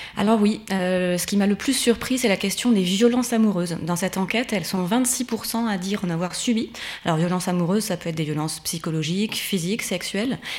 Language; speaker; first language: French; native; French